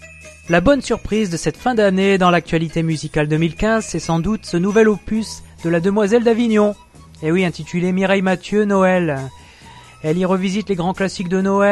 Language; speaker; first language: French; native; French